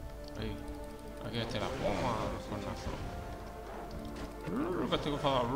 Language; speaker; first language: Spanish; native; Spanish